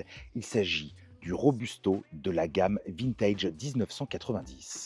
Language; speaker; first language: French; native; French